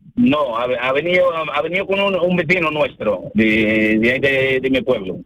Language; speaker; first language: Spanish; early bilingual, other home language; Arabic